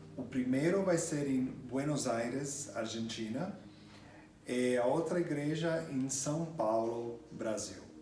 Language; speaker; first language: Portuguese; non-native, fluent; English